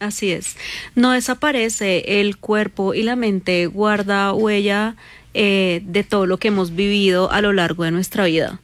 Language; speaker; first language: Spanish; native; Spanish